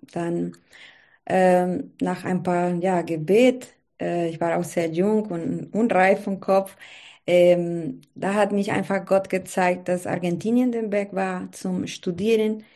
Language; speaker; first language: German; non-native, learner; Spanish